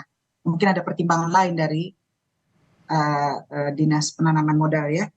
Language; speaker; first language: Indonesian; native; Indonesian